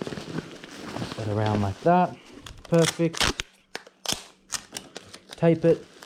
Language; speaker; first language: English; native; English